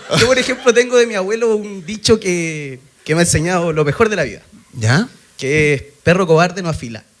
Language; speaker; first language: Spanish; native; Spanish